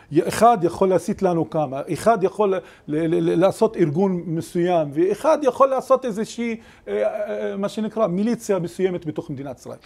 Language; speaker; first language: Hebrew; non-native, local second language; Arabic